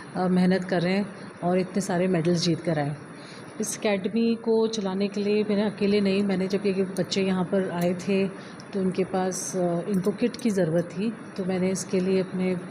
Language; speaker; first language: Hindi; non-native, local second language; Punjabi